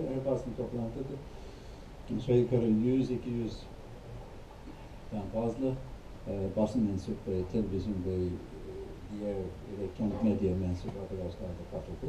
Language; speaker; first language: Turkish; non-native, fluent; English